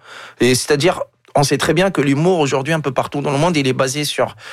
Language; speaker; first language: French; non-native, local second language; Arabic